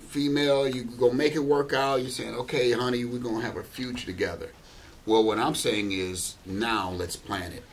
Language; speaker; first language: English; native; English